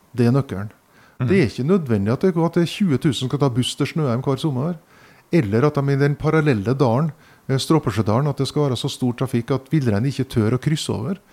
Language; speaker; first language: Norwegian; native; Norwegian